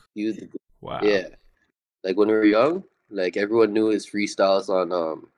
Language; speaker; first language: English; native; English